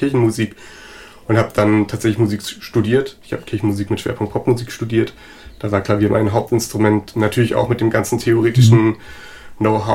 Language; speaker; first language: German; native; German